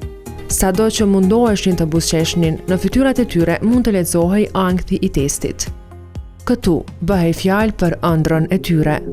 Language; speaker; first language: Albanian; native; Albanian